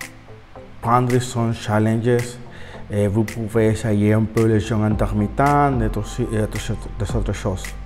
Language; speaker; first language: French; non-native, learner; Spanish